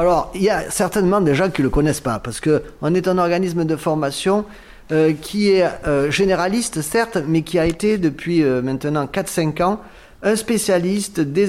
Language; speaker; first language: French; native; French